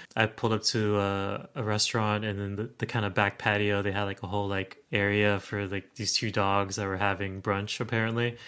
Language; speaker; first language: English; native; English